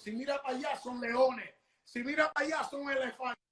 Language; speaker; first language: Spanish; early bilingual, heritage; English